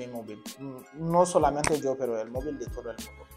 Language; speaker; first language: Spanish; non-native, learner; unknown